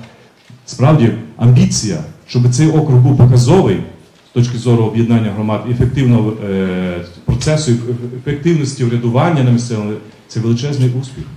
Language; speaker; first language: Ukrainian; native; Ukrainian